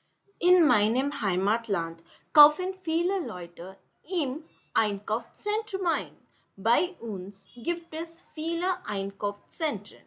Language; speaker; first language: German; non-native, fluent; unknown